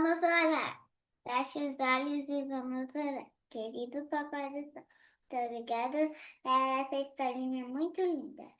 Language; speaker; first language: Portuguese; early bilingual, heritage; Portuguese